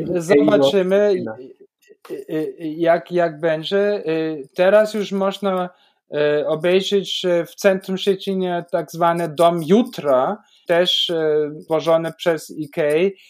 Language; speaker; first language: Polish; non-native, fluent; German